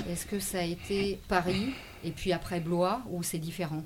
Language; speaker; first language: French; native; French